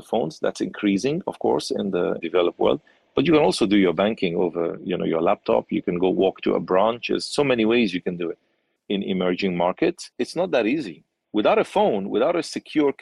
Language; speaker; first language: English; non-native, local second language; Arabic